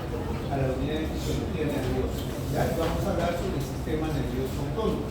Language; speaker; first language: Spanish; native; Spanish